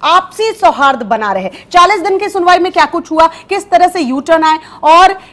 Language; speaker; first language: Hindi; native; Hindi